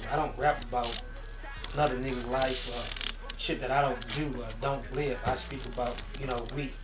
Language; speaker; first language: English; native; English